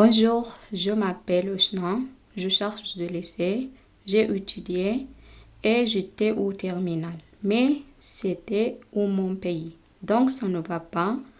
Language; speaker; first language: French; non-native, learner; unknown